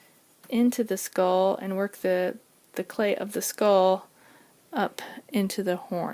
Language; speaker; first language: English; native; English